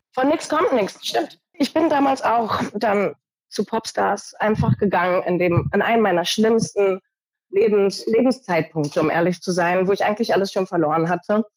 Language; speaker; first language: German; early bilingual, other home language; Portuguese